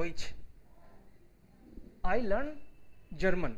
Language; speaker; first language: Hindi; native; Hindi